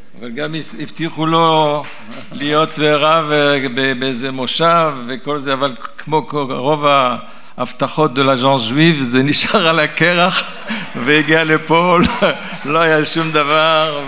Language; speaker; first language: Hebrew; early bilingual, other home language; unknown